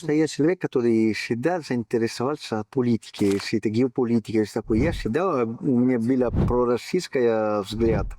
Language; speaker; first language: Russian; non-native, learner; Italian